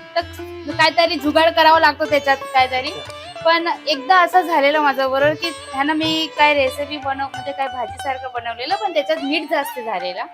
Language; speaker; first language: Marathi; non-native, local second language; Marwari